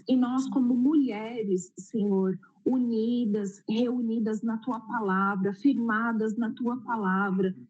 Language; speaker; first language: Portuguese; native; Portuguese